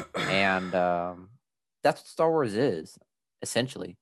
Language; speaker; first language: English; early bilingual, other home language; Spanish